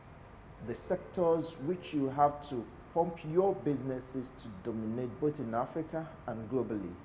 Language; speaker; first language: English; non-native, local second language; Igbo